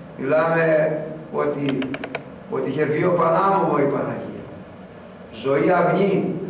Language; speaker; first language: Greek; native; Greek